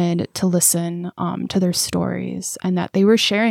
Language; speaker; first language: English; native; English